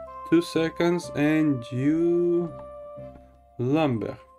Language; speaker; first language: English; non-native, learner; Russian